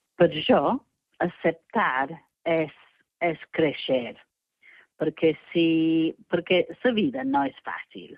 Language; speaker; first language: Catalan; non-native, fluent; English